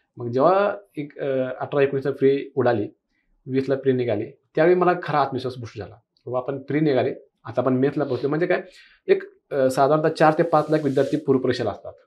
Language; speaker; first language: Marathi; non-native, local second language; Kannada